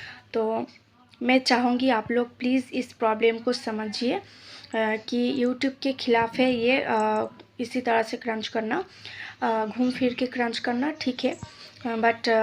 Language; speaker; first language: Hindi; non-native, local second language; Bangla